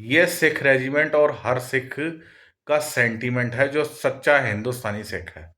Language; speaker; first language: Hindi; non-native, local second language; Punjabi